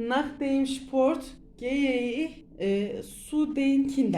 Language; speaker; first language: German; non-native, learner; Turkish